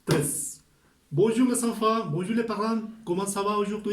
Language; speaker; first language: French; non-native, fluent; Spanish